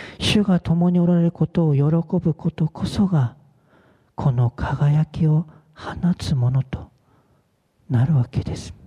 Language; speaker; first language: Japanese; non-native, fluent; Korean